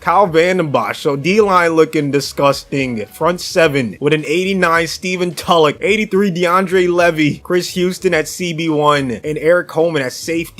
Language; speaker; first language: English; native; English